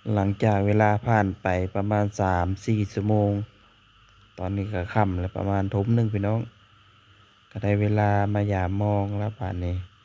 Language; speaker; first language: Thai; native; Thai